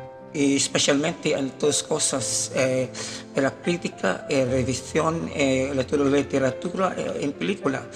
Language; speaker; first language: Spanish; non-native, learner; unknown